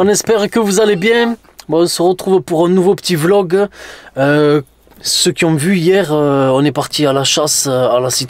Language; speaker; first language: French; native; French